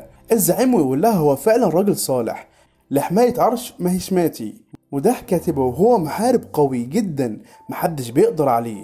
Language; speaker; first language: Arabic; native; Arabic